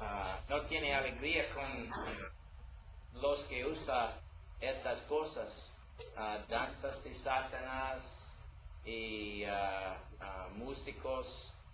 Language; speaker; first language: Spanish; non-native, learner; English